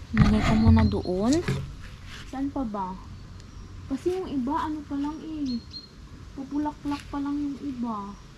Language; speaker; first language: Filipino; non-native, local second language; Hiligaynon